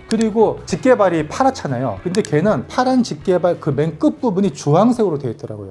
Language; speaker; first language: Korean; native; Korean